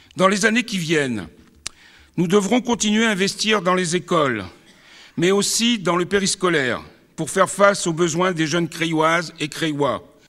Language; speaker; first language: French; native; French